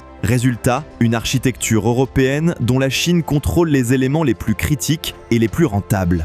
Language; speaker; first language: French; native; French